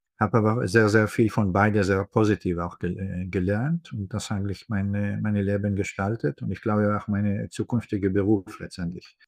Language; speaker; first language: German; non-native, fluent; Hebrew